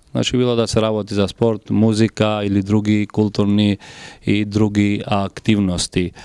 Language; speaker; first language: Macedonian; non-native, local second language; Albanian